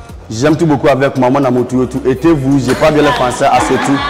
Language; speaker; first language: French; non-native, learner; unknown